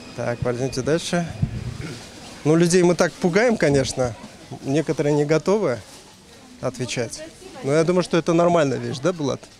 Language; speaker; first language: Russian; non-native, local second language; Kyrgyz